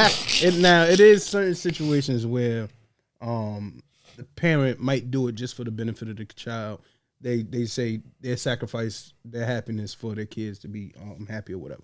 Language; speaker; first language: English; native; English